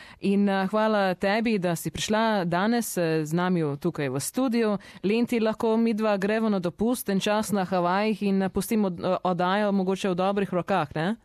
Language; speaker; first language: Slovenian; early bilingual, heritage; Slovenian